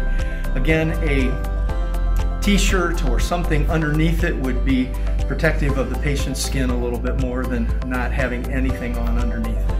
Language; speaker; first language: English; native; English